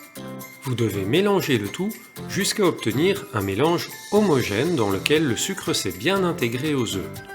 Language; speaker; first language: French; native; French